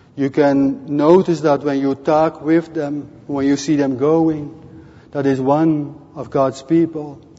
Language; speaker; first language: English; non-native, fluent; Dutch